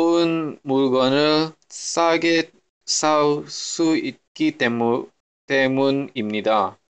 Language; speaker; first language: Korean; non-native, learner; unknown